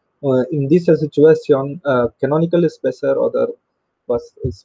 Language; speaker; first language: German; non-native, learner; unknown